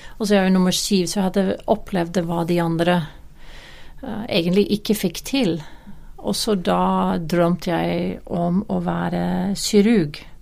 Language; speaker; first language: Norwegian; non-native, fluent; English